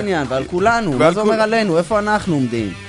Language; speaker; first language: Hebrew; native; Hebrew